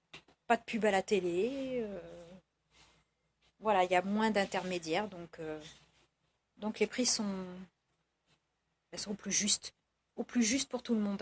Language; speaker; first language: French; native; French